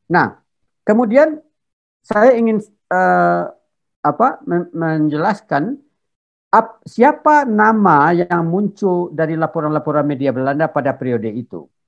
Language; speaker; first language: Indonesian; non-native, local second language; Minangkabau